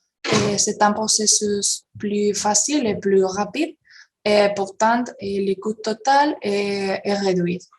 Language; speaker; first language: French; non-native, fluent; Spanish